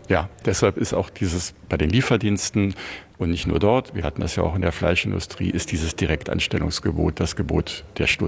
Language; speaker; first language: German; native; German